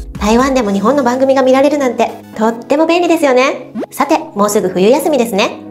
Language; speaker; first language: Japanese; native; Japanese